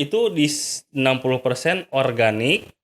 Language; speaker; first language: Indonesian; native; Indonesian